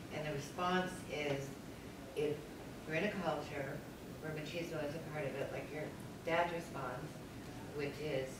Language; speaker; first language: English; native; English